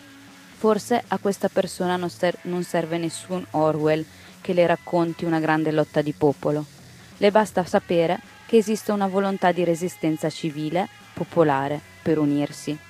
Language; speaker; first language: Italian; native; Italian